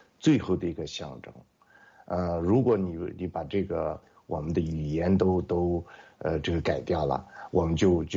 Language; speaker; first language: Chinese; non-native, local second language; Mongolian